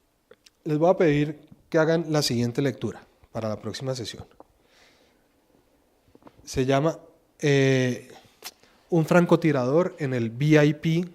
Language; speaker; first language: Spanish; native; Spanish